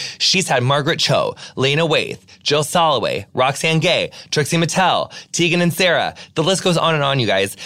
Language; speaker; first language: English; native; English